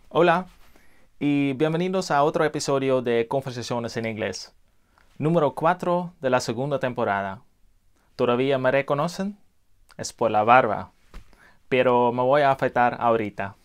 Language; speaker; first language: Spanish; non-native, fluent; English